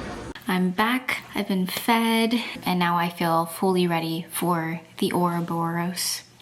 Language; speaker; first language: English; native; English